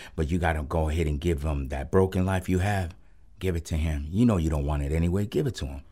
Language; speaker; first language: English; early bilingual, other home language; Spanish